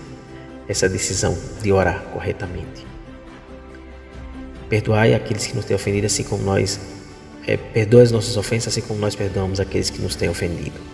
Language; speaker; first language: Portuguese; native; Portuguese